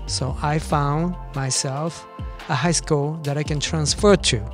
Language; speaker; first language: English; early bilingual, other home language; Japanese